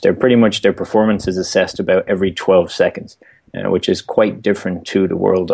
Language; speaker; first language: English; native; English